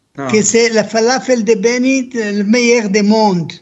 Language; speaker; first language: French; non-native, learner; Hebrew